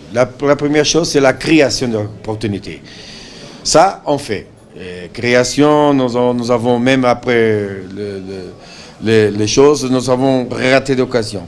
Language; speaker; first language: French; non-native, fluent; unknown